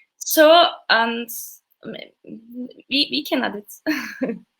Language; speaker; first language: English; non-native, learner; Turkish